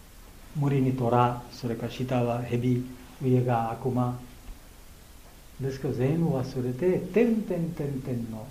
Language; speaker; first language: Japanese; non-native, learner; Bangla